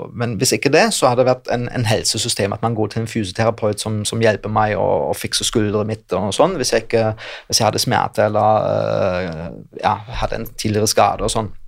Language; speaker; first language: Norwegian; non-native, fluent; German